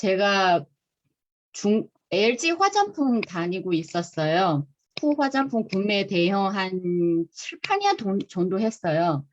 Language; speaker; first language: Korean; non-native, fluent; Chinese